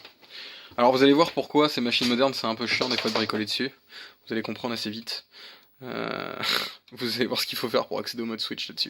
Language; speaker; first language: French; native; French